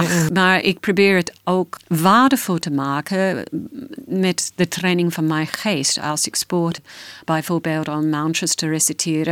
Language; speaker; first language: Dutch; non-native, fluent; English